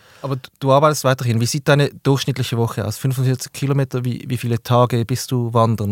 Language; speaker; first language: German; native; German